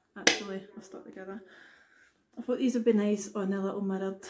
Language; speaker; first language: English; native; English